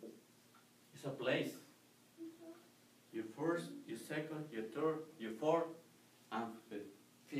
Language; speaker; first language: English; non-native, learner; Spanish